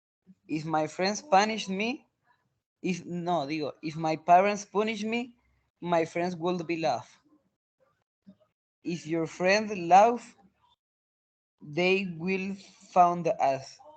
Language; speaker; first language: English; non-native, learner; Spanish